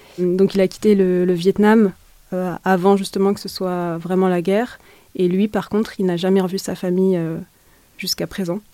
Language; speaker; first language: French; native; French